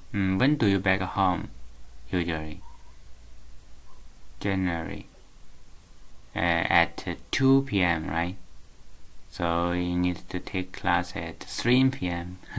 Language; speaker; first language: English; non-native, learner; Chinese